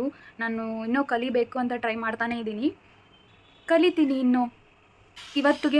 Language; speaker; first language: Kannada; non-native, local second language; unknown